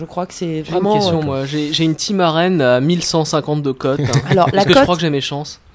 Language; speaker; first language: French; native; French